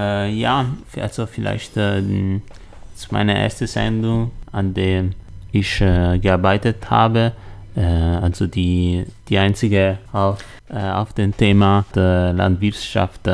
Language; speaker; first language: German; non-native, learner; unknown